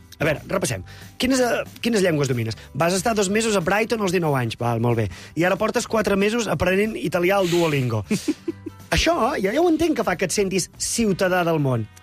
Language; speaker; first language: Catalan; native; Catalan